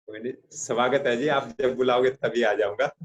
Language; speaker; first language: Hindi; native; Hindi